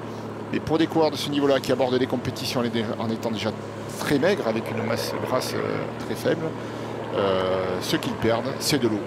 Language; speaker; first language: French; native; French